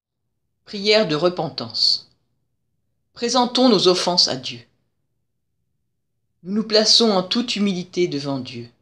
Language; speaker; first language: French; native; French